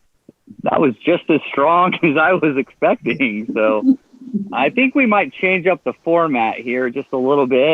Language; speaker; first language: English; native; English